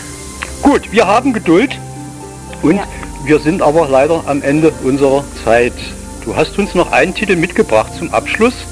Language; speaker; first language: German; native; German